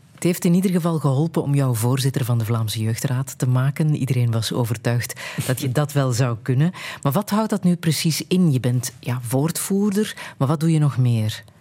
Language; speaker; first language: Dutch; native; Dutch